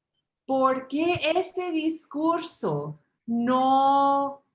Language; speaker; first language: Spanish; early bilingual, heritage; English